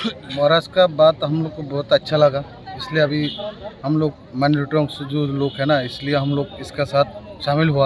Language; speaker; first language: Hindi; non-native, local second language; Bangla